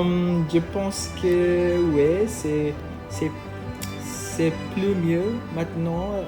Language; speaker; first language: French; non-native, learner; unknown